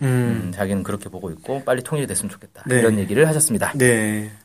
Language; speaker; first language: Korean; native; Korean